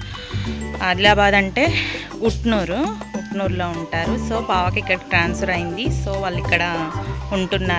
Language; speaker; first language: Telugu; native; Telugu